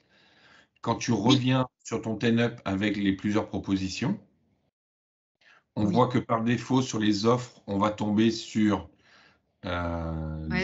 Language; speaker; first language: French; native; French